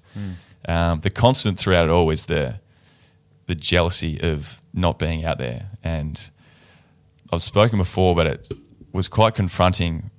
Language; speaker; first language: English; native; English